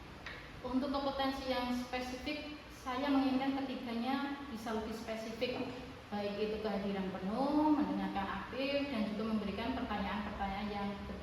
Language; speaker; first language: Indonesian; non-native, local second language; Javanese